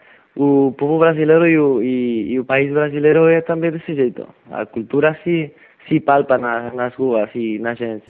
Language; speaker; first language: Portuguese; non-native, fluent; Spanish